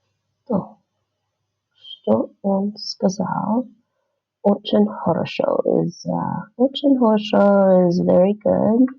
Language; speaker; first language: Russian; non-native, learner; English